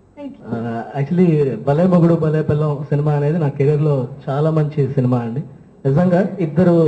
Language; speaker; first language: Telugu; native; Telugu